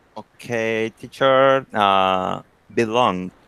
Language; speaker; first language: English; non-native, learner; Spanish